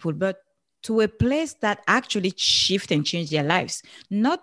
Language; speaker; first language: English; non-native, local second language; French